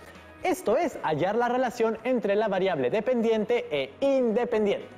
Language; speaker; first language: Spanish; native; Spanish